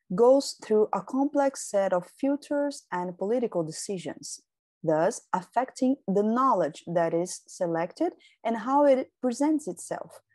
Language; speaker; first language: English; non-native, fluent; Portuguese